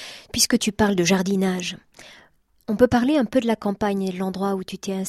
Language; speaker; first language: French; native; French